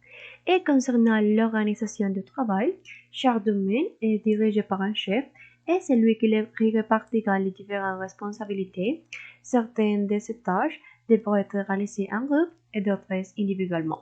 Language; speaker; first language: French; non-native, learner; Spanish